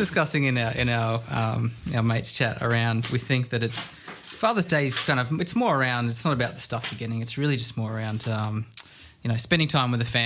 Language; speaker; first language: English; native; English